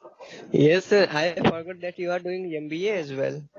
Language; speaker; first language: English; non-native, local second language; Hindi